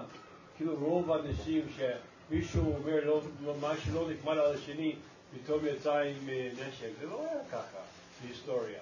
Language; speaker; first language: Hebrew; non-native, learner; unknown